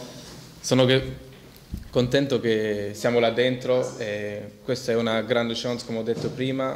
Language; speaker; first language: Italian; early bilingual, heritage; Italian